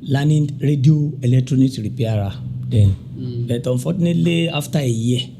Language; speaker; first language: English; non-native, local second language; Yoruba